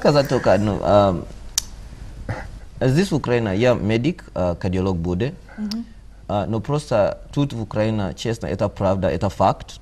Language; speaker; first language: Russian; non-native, learner; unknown